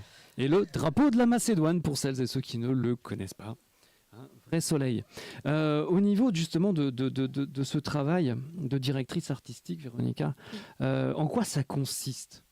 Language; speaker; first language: French; native; French